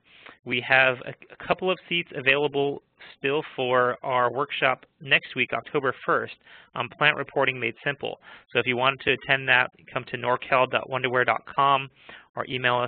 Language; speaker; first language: English; native; English